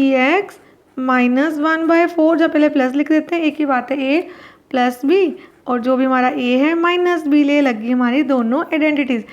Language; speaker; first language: Hindi; native; Hindi